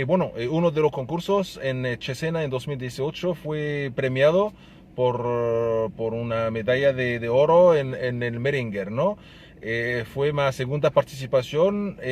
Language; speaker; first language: Spanish; non-native, fluent; Arabic